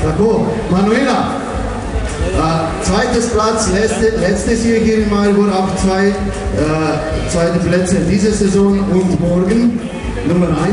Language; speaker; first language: German; non-native, learner; Slovenian